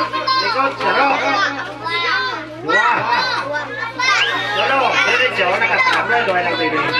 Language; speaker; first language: Filipino; non-native, local second language; Bikol